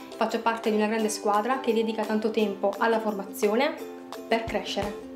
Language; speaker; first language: Italian; non-native, fluent; Albanian